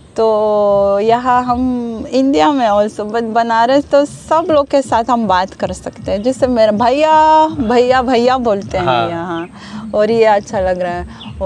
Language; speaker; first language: Hindi; native; Hindi